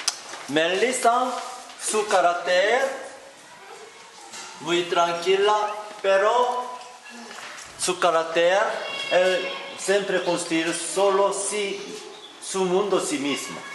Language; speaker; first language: Spanish; non-native, learner; Korean